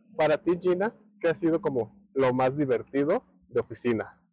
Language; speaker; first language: Spanish; native; Spanish